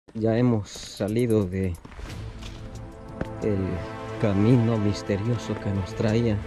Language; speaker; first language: Spanish; native; Spanish